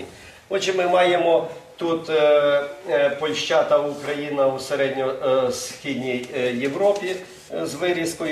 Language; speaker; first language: Ukrainian; native; Ukrainian